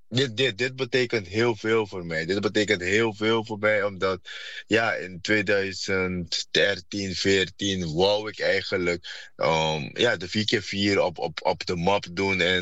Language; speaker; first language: Dutch; non-native, fluent; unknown